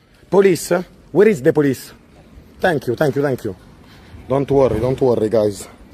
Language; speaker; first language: English; non-native, learner; Italian